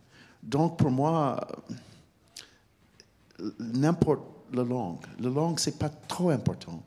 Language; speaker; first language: French; non-native, fluent; English